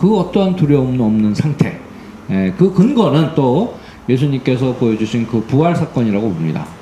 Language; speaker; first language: Korean; native; Korean